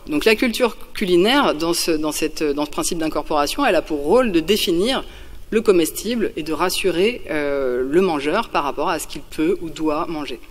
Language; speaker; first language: French; native; French